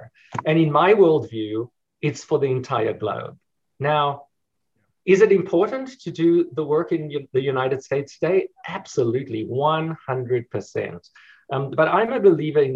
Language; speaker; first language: English; native; English